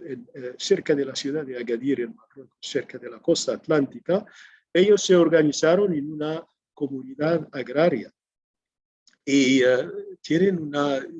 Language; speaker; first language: Spanish; non-native, fluent; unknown